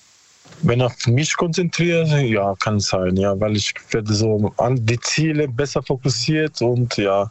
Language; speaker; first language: German; non-native, learner; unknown